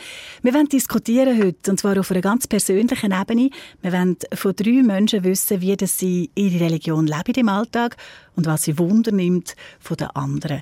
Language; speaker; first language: German; native; German